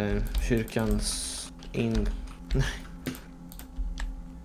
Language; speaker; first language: Swedish; non-native, fluent; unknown